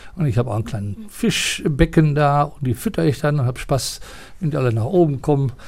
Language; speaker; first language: German; native; German